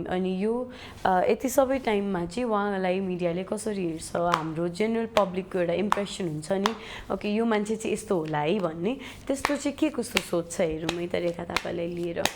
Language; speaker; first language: Nepali; native; Nepali